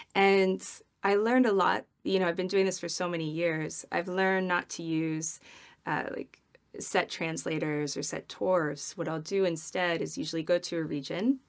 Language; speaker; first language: English; native; English